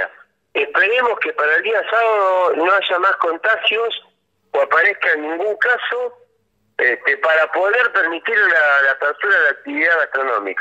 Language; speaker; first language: Spanish; native; Spanish